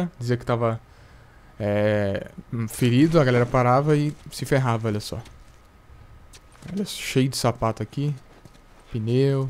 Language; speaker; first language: Portuguese; native; Portuguese